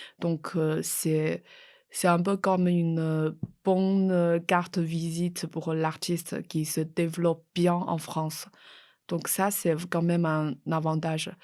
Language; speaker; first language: French; non-native, fluent; Chinese